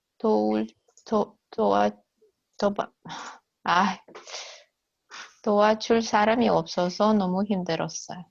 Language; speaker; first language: Korean; non-native, learner; Russian